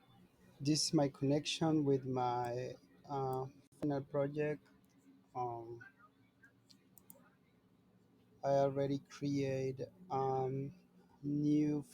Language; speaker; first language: English; non-native, learner; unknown